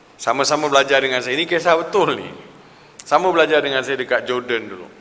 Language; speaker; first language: Malay; non-native, local second language; Tamil